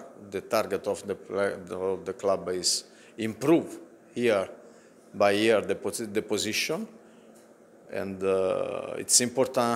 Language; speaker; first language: English; non-native, learner; Italian